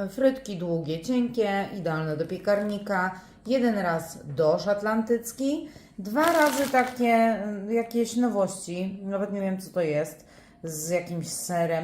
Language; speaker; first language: Polish; native; Polish